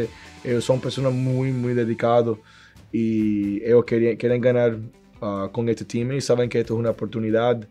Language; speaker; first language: Portuguese; non-native, learner; Spanish